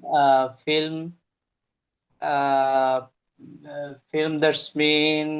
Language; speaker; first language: English; non-native, learner; Bangla